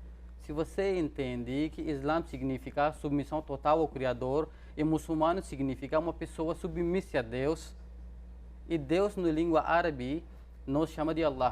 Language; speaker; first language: Portuguese; non-native, fluent; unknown